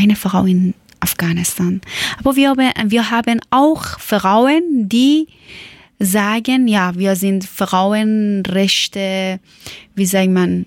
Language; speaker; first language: German; non-native, learner; Persian